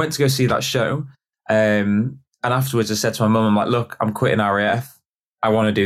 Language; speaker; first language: English; native; English